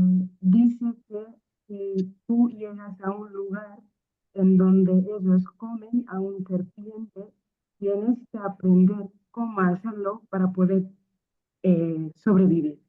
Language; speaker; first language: Spanish; non-native, fluent; Akan